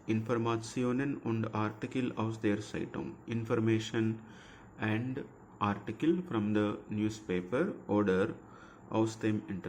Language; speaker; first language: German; non-native, fluent; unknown